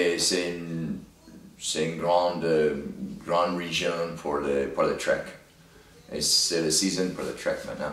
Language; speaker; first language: French; non-native, learner; English